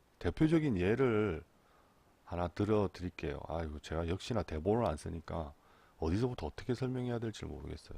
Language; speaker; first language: Korean; native; Korean